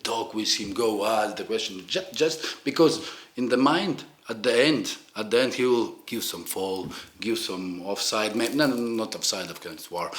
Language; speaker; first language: English; non-native, fluent; Latvian